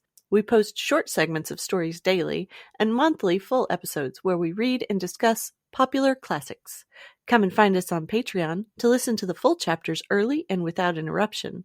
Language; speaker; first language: English; native; English